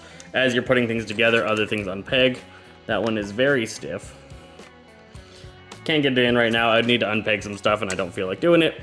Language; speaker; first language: English; native; English